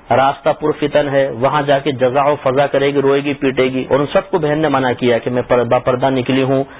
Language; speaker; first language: Urdu; native; Urdu